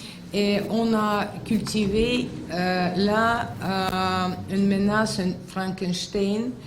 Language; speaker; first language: French; non-native, fluent; Russian